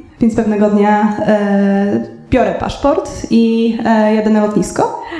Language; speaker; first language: Polish; native; Polish